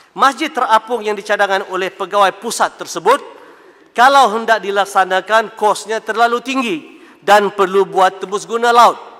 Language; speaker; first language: Malay; native; Malay